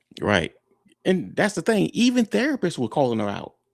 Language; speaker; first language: English; native; English